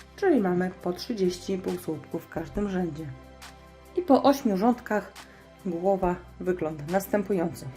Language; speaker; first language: Polish; native; Polish